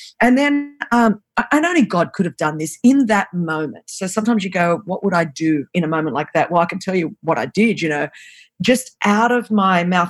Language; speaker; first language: English; non-native, local second language; Greek